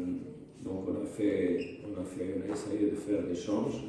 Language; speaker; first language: French; non-native, fluent; Portuguese